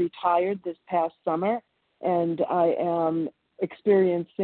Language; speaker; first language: English; early bilingual, other home language; Italian